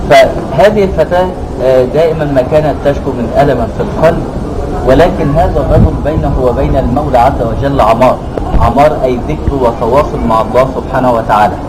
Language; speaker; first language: Arabic; native; Arabic